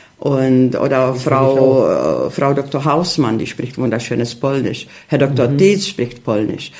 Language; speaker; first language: German; non-native, fluent; Czech